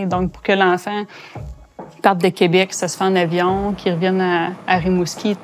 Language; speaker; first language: French; native; French